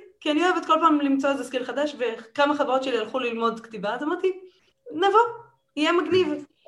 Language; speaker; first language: Hebrew; native; Hebrew